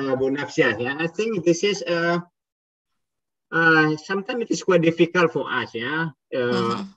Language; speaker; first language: English; non-native, fluent; Indonesian